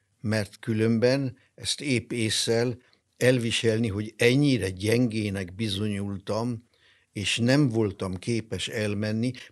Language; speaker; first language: Hungarian; non-native, local second language; German